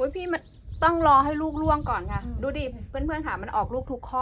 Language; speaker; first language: Thai; native; Thai